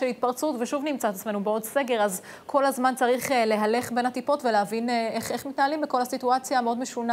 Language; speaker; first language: Hebrew; native; Hebrew